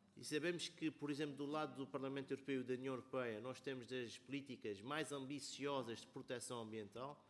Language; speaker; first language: Portuguese; native; Portuguese